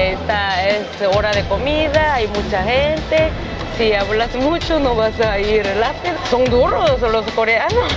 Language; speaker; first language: Spanish; native; Spanish